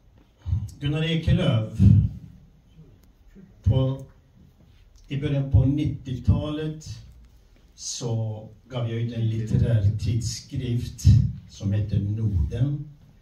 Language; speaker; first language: Swedish; non-native, fluent; Kurdish